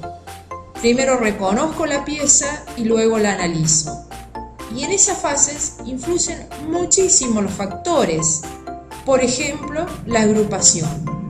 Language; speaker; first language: Spanish; native; Spanish